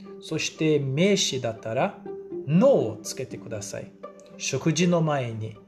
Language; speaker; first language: Japanese; non-native, fluent; Portuguese